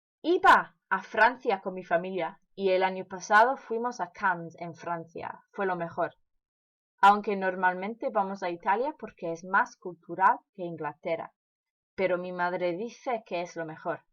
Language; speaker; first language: Spanish; non-native, fluent; English